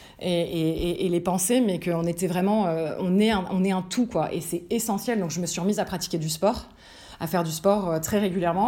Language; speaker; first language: French; native; French